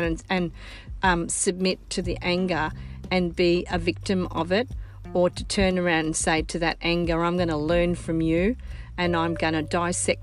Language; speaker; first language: English; non-native, local second language; Sicilian